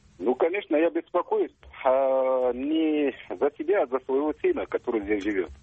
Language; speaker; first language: Russian; non-native, fluent; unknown